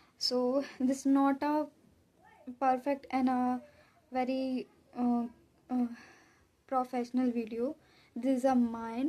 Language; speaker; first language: English; non-native, learner; Hindi